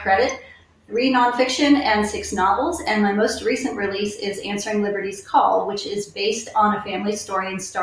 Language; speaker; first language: English; native; English